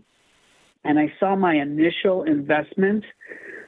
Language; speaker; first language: English; native; English